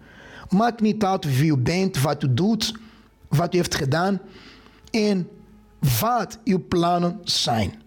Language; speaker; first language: Dutch; non-native, fluent; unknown